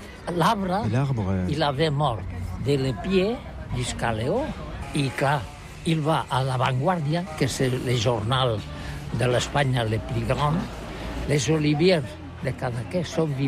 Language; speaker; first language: French; non-native, learner; Catalan